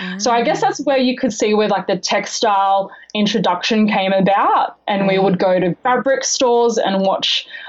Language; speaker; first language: English; native; English